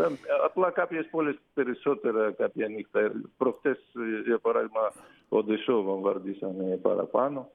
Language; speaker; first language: Greek; non-native, fluent; Russian